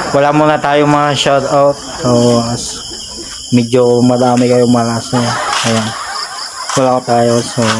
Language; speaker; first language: Filipino; non-native, local second language; Bikol